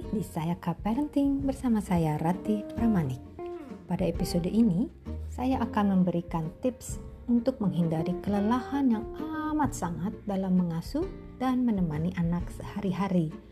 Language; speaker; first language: Indonesian; native; Indonesian